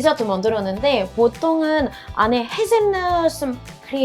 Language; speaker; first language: Korean; non-native, fluent; French